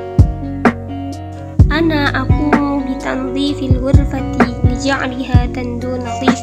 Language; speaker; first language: Arabic; non-native, learner; Indonesian